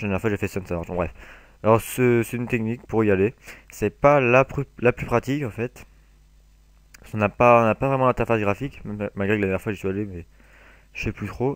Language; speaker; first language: French; native; French